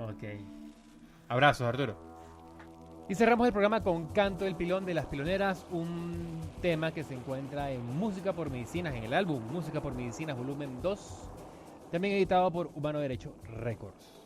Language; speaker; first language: Spanish; native; Spanish